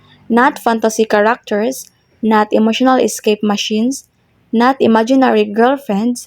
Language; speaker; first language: English; non-native, local second language; Filipino